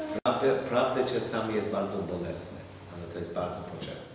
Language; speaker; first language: Polish; non-native, learner; English